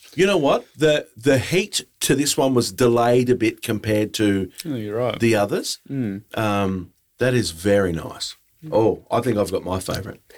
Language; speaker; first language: English; native; English